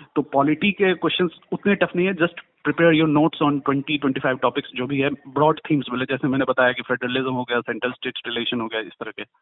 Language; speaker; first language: Hindi; native; Hindi